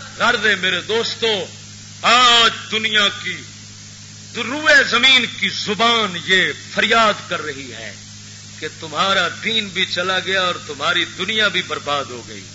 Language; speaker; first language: Urdu; non-native, local second language; Punjabi